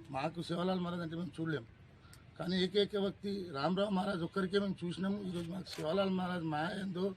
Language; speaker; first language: Telugu; non-native, local second language; Lambadi